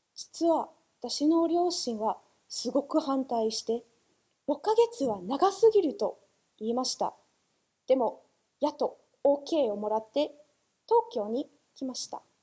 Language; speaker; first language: Japanese; non-native, fluent; English